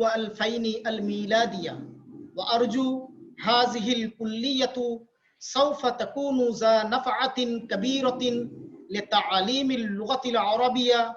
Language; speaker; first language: Arabic; non-native, fluent; Bangla